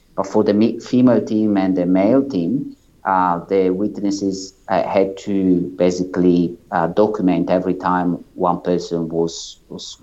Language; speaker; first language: English; non-native, fluent; Italian